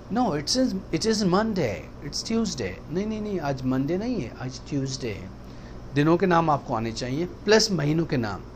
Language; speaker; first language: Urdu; non-native, local second language; Baluchi